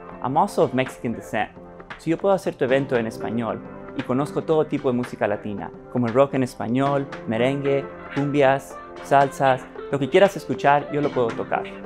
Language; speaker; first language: Spanish; early bilingual, heritage; Spanish